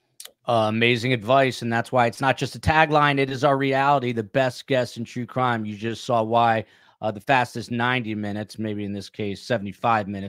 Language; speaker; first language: English; native; English